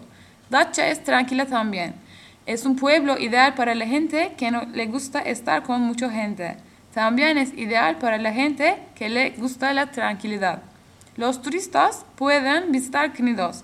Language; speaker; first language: Spanish; non-native, learner; Turkish